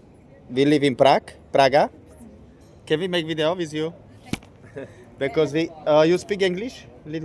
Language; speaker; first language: English; non-native, learner; Slovak